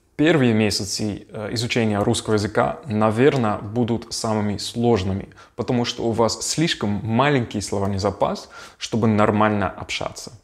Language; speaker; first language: Russian; non-native, fluent; Dutch